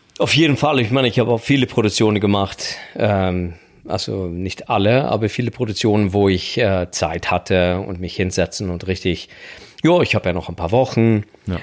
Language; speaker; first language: German; non-native, fluent; Swedish